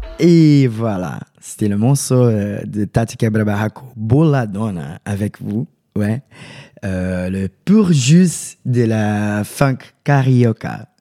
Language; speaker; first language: French; non-native, learner; Portuguese